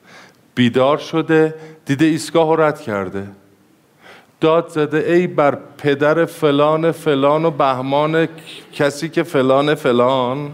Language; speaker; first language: Persian; native; Persian